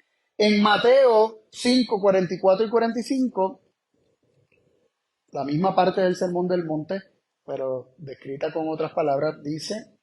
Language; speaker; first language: Spanish; native; Spanish